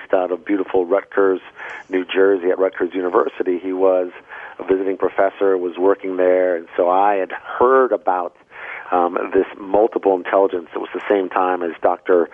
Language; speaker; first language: English; native; English